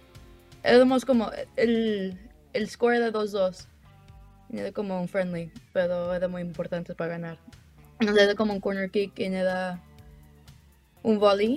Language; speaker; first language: Spanish; early bilingual, heritage; Spanish